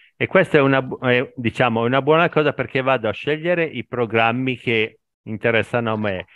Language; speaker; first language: Italian; native; Italian